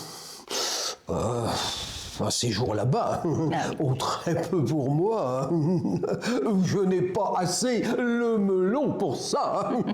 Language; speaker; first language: French; native; French